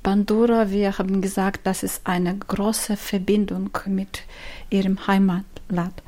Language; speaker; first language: German; non-native, learner; Ukrainian